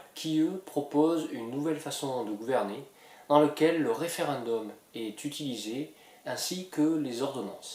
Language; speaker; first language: French; native; French